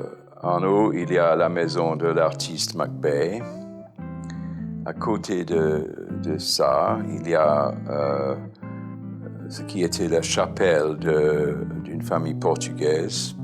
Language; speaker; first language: French; non-native, fluent; English